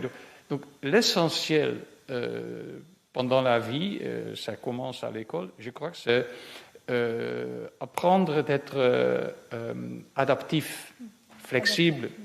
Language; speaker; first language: French; non-native, fluent; Dutch